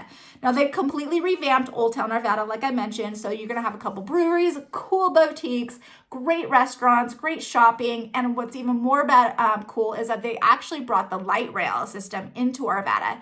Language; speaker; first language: English; native; English